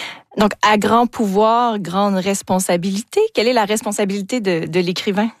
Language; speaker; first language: French; native; French